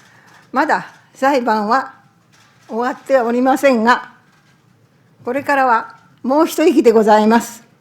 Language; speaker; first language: Japanese; native; Japanese